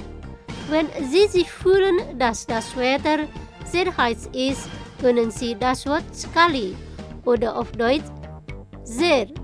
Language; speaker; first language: German; non-native, fluent; Indonesian